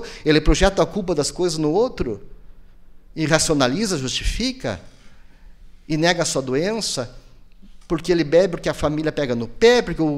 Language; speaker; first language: Portuguese; native; Portuguese